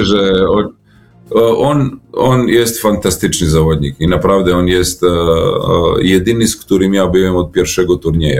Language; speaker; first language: Polish; non-native, learner; Serbian